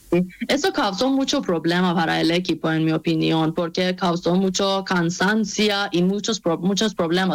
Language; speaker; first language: Spanish; non-native, fluent; Persian